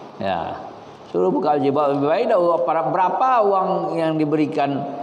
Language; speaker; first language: Malay; non-native, local second language; Minangkabau